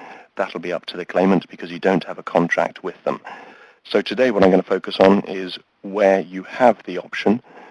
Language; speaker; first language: English; native; English